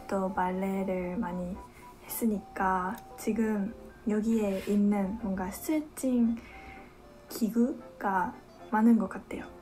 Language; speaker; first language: Korean; non-native, fluent; Japanese